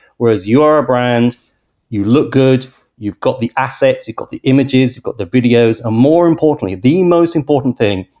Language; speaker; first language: English; native; English